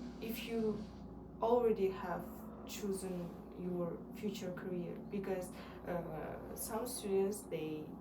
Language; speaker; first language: English; non-native, learner; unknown